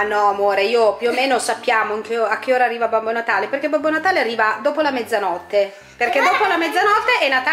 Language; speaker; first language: Italian; native; Italian